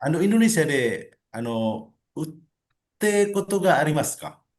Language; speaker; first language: Japanese; non-native, learner; Indonesian